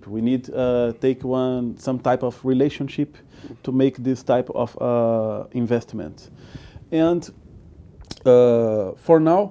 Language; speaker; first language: English; non-native, learner; Portuguese